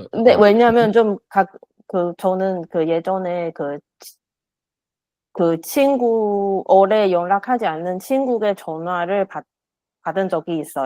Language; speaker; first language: Korean; non-native, learner; Chinese